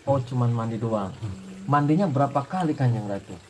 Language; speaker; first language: Indonesian; native; Indonesian